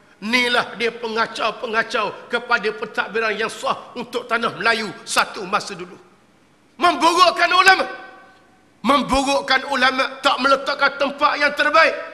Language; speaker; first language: Malay; native; Malay